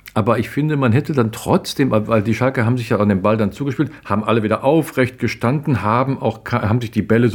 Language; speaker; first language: German; native; German